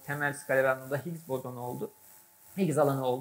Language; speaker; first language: Turkish; native; Turkish